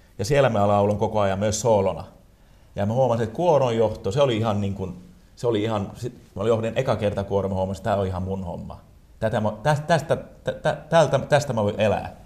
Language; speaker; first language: Finnish; non-native, local second language; Swedish